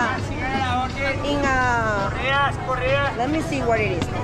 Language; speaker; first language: English; non-native, learner; Spanish